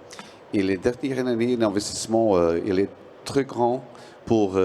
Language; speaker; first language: French; non-native, learner; Portuguese